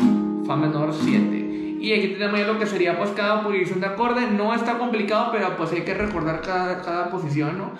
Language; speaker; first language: Spanish; native; Spanish